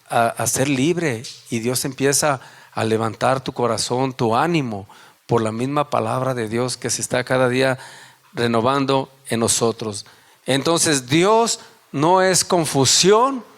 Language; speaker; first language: Spanish; native; Spanish